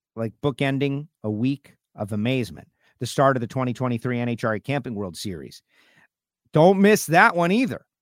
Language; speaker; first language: English; native; English